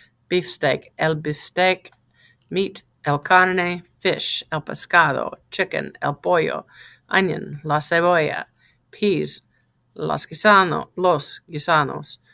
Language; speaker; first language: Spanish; non-native, fluent; English